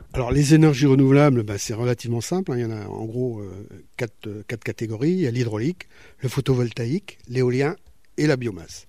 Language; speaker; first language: French; native; French